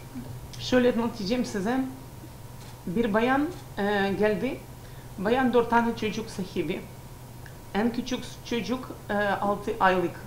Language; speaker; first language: Turkish; non-native, learner; Ukrainian